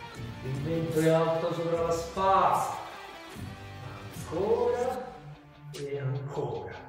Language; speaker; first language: Italian; native; Italian